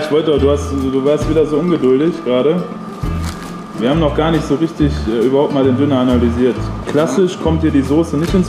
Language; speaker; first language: German; native; German